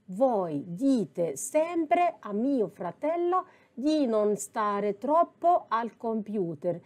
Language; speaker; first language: Italian; non-native, fluent; Arabic